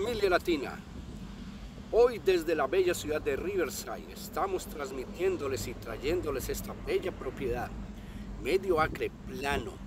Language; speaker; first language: Spanish; native; Spanish